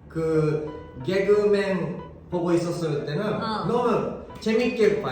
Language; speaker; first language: Korean; non-native, learner; Japanese